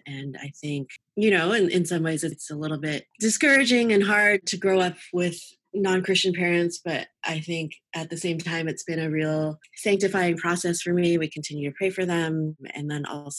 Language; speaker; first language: English; native; English